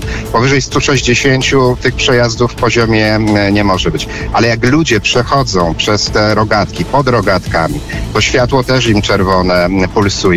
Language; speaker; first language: Polish; native; Polish